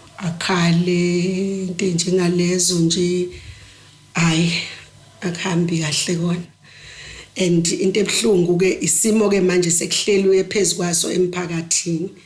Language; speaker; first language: Zulu; native; Zulu